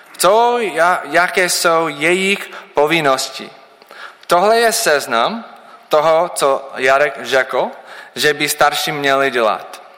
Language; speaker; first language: Czech; non-native, learner; English